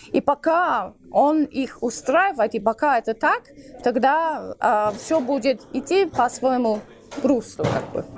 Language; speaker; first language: Russian; non-native, fluent; English